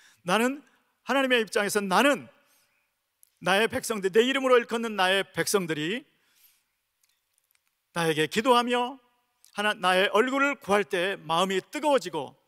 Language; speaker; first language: Korean; native; Korean